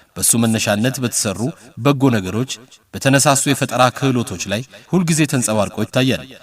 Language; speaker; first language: Amharic; native; Amharic